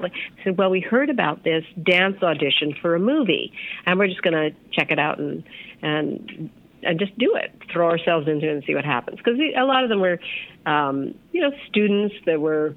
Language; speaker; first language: English; native; English